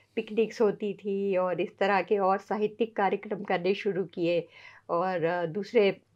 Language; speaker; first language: Hindi; native; Hindi